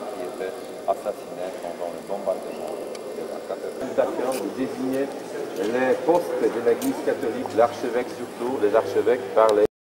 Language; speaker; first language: French; non-native, fluent; Polish